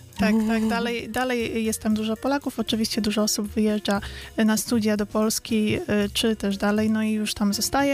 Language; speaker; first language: Polish; early bilingual, heritage; Polish